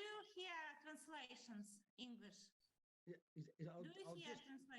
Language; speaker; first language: English; non-native, learner; Ukrainian